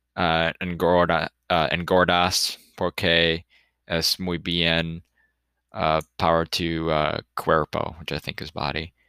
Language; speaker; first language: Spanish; non-native, learner; English